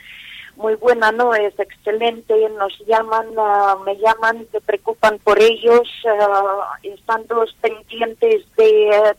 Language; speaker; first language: Spanish; non-native, fluent; Ukrainian